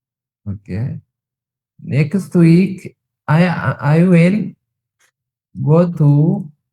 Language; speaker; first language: English; non-native, learner; Tigrinya